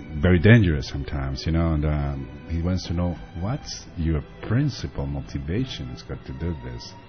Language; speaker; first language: English; non-native, fluent; Spanish